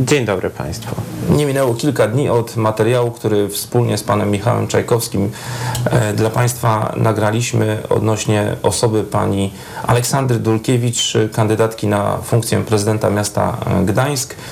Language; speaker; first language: Polish; native; Polish